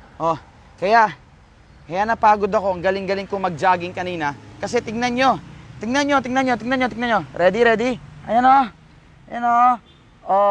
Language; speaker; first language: Filipino; non-native, local second language; Pampanga